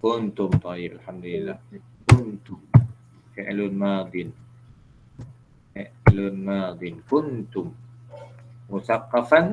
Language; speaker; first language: Arabic; non-native, fluent; Malay